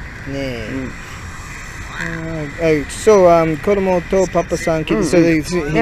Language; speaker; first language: Japanese; non-native, learner; English